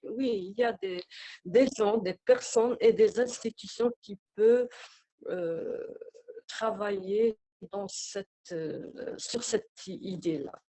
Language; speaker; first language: French; non-native, local second language; Arabic